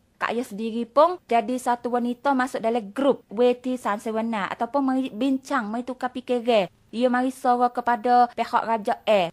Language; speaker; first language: Malay; native; Malay